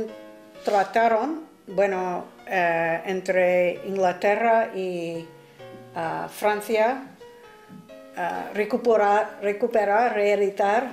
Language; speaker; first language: Spanish; non-native, fluent; English